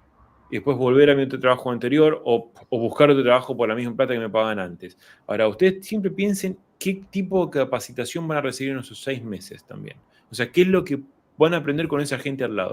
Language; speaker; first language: Spanish; native; Spanish